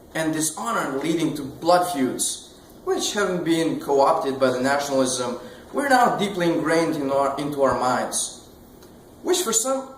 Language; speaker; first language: English; non-native, fluent; Albanian